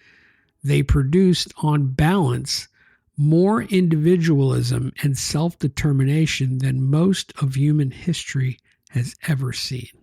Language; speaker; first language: English; native; English